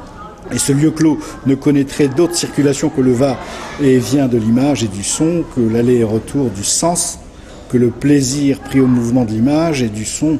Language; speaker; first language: French; native; French